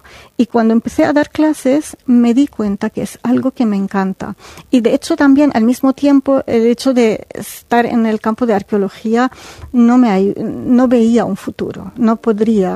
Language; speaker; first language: Spanish; non-native, fluent; Arabic